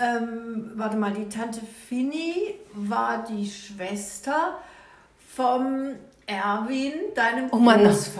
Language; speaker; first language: German; native; German